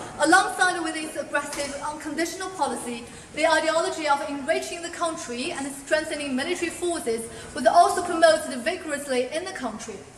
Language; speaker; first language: English; non-native, fluent; Chinese